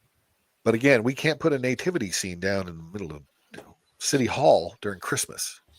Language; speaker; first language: English; native; English